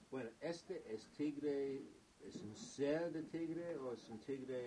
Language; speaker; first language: Spanish; non-native, fluent; English